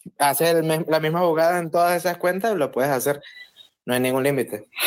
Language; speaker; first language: Spanish; native; Spanish